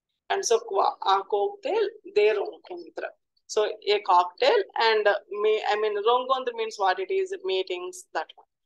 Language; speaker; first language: English; non-native, local second language; Telugu